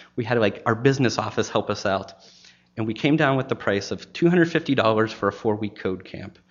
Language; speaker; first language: English; native; English